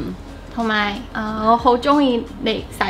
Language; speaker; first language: Cantonese; non-native, learner; Chinese